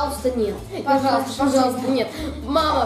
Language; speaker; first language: Russian; early bilingual, heritage; Russian